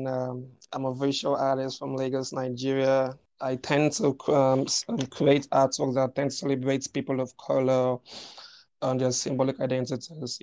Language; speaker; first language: English; non-native, local second language; Igbo